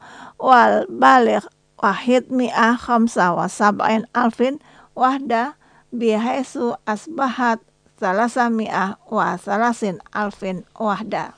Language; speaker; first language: Arabic; non-native, fluent; Indonesian